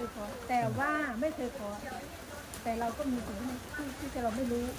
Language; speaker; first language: Thai; native; Thai